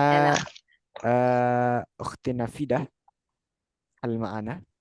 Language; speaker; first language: Arabic; non-native, fluent; Indonesian